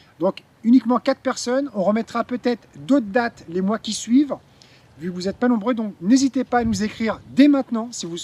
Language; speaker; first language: French; native; French